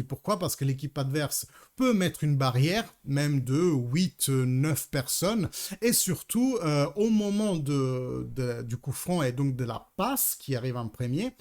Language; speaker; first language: French; early bilingual, heritage; Italian